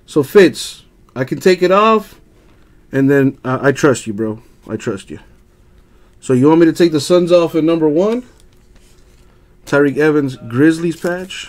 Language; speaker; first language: English; native; English